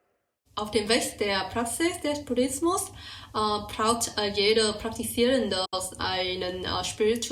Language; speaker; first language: German; non-native, learner; Vietnamese